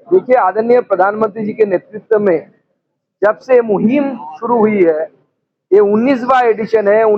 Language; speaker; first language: Hindi; non-native, local second language; Bangla